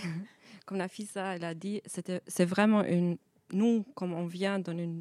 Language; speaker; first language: French; non-native, learner; Albanian